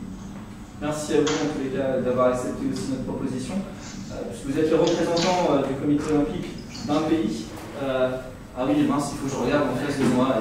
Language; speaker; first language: French; native; French